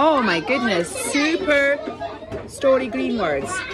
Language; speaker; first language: English; native; English